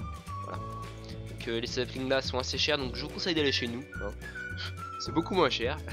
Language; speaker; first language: French; native; French